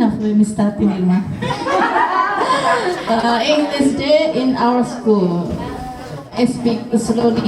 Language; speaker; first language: English; non-native, learner; Indonesian